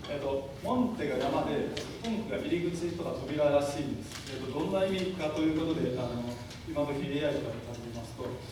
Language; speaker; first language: Japanese; native; Japanese